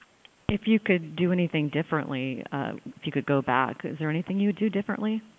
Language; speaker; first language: English; native; English